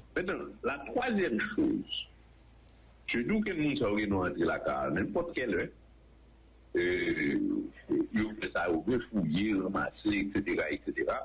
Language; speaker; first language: French; non-native, local second language; Haitian Creole